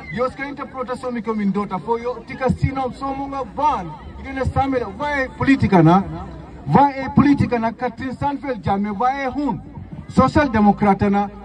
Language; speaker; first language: Swedish; non-native, fluent; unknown